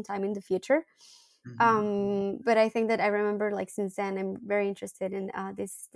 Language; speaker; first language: English; non-native, fluent; Spanish